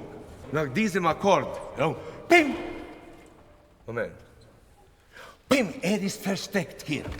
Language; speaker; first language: German; non-native, fluent; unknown